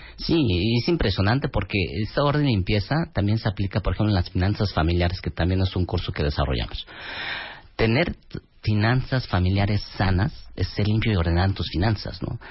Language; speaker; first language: Spanish; native; Spanish